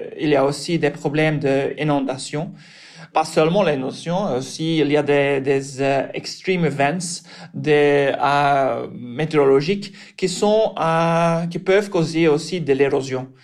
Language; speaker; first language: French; non-native, local second language; Dutch